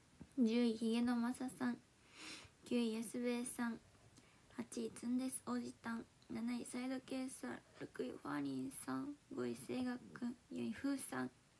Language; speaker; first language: Japanese; native; Japanese